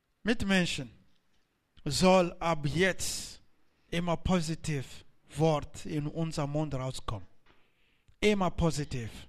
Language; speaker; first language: German; non-native, learner; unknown